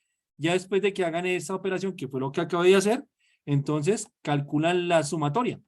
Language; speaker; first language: Spanish; native; Spanish